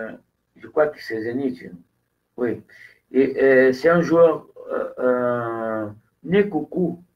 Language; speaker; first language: French; non-native, fluent; Portuguese